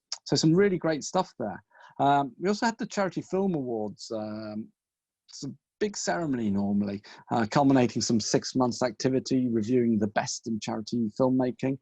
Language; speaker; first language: English; native; English